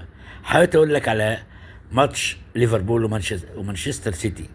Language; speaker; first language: Arabic; native; Arabic